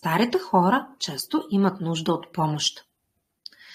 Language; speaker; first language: Bulgarian; non-native, fluent; Russian